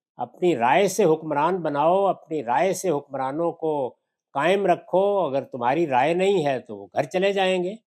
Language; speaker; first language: Urdu; non-native, local second language; Punjabi